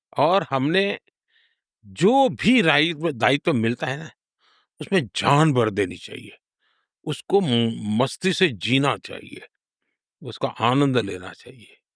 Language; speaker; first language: Hindi; non-native, local second language; Gujarati